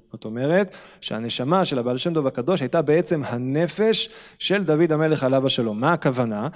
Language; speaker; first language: Hebrew; native; Hebrew